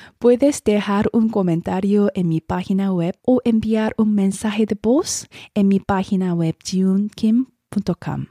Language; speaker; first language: Spanish; non-native, learner; Korean